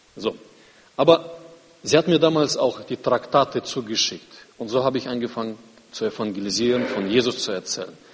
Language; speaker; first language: German; non-native, fluent; Russian